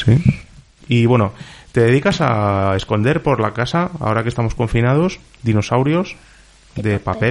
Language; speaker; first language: Spanish; native; Spanish